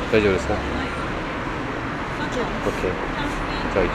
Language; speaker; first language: Japanese; non-native, learner; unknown